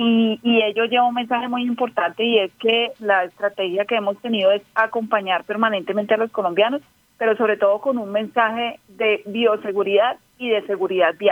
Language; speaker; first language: Spanish; native; Spanish